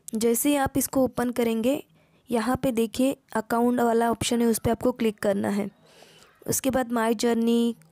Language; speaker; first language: Hindi; non-native, local second language; Marathi